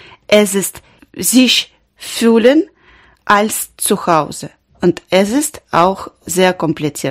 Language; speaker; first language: German; non-native, learner; Ukrainian